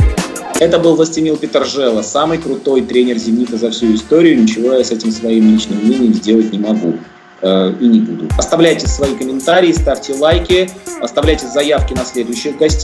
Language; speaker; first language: Russian; native; Russian